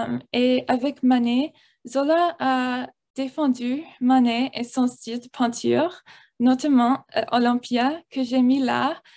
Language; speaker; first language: French; non-native, learner; English